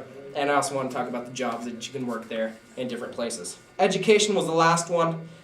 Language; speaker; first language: English; native; English